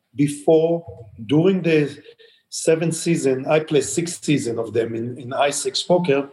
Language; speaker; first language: English; non-native, fluent; Hebrew